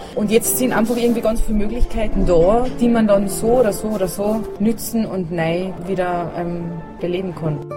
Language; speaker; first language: German; native; German